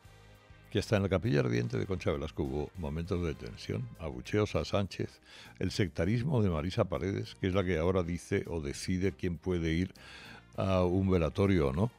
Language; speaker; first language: Spanish; native; Spanish